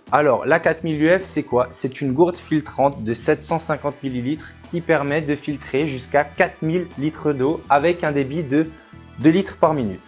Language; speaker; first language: French; native; French